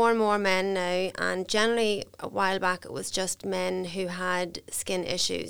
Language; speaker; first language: English; native; English